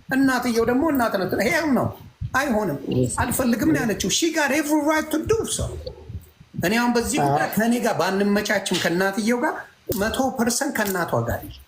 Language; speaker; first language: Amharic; non-native, local second language; Tigrinya